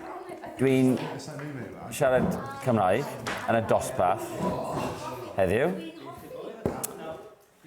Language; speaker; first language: Welsh; non-native, learner; English